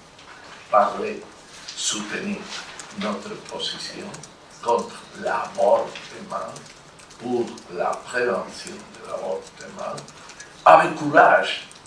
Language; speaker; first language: French; non-native, fluent; Spanish